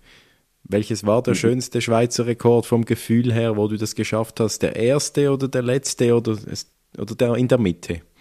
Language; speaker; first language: German; native; German